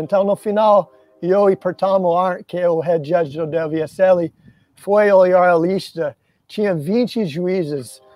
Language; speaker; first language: Portuguese; non-native, fluent; English